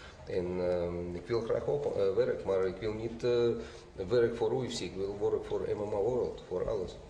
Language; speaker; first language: Dutch; non-native, learner; Russian